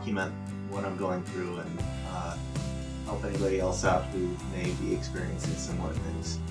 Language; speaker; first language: English; native; English